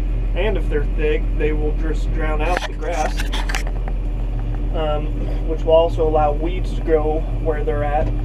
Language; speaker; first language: English; native; English